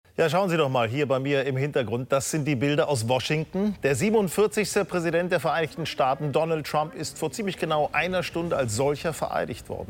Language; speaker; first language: German; native; German